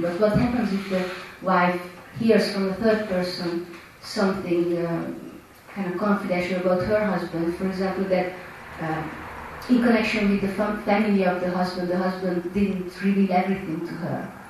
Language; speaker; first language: English; non-native, fluent; Hungarian